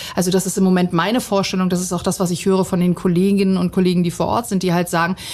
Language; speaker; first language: German; early bilingual, other home language; Bosnian